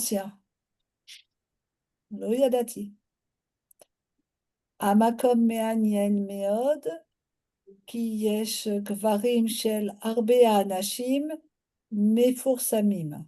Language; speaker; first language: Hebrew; non-native, learner; French